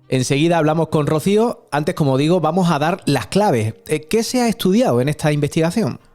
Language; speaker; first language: Spanish; native; Spanish